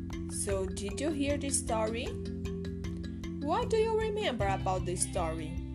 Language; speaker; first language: English; non-native, fluent; Portuguese